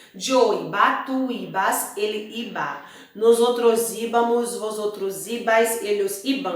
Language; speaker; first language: Spanish; non-native, learner; Portuguese